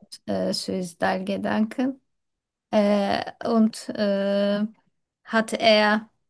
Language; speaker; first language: German; non-native, learner; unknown